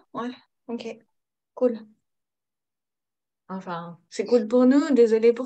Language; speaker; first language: French; native; French